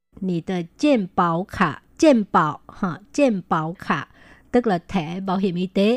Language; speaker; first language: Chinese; non-native, fluent; Vietnamese